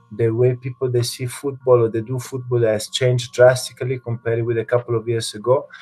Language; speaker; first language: English; non-native, fluent; Italian